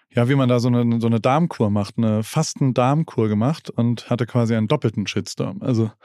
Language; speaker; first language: German; native; German